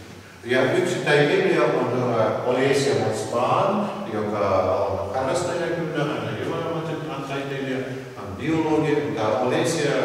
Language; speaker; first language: Finnish; non-native, learner; Russian